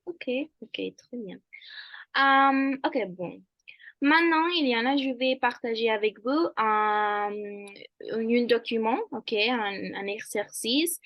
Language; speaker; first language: French; non-native, fluent; Spanish